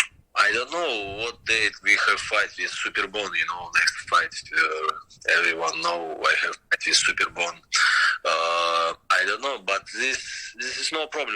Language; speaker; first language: English; non-native, learner; Russian